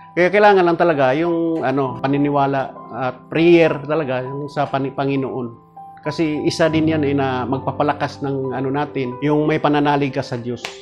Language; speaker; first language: Filipino; non-native, local second language; Cebuano